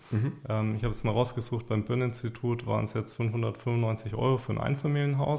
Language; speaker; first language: German; native; German